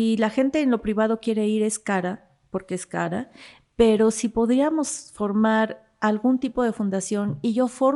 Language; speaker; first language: Spanish; native; Spanish